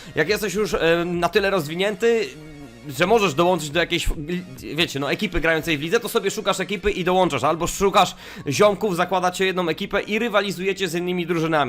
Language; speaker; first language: Polish; native; Polish